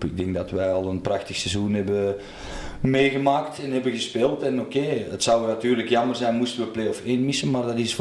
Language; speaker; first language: Dutch; native; Dutch